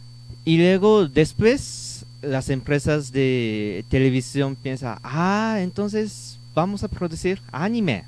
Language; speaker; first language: Spanish; non-native, learner; Japanese